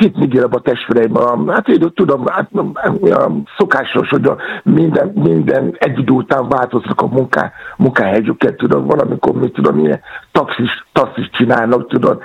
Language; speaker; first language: Hungarian; non-native, learner; Yoruba